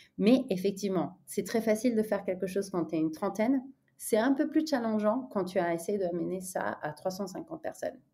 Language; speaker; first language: French; non-native, fluent; Spanish